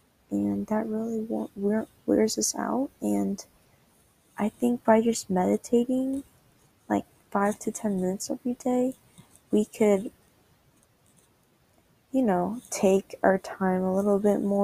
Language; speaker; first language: English; native; English